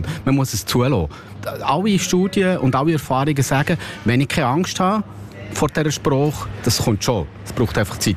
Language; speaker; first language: German; native; German